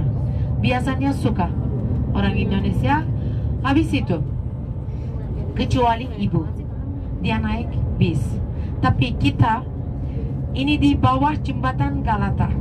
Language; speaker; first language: Indonesian; non-native, fluent; Turkish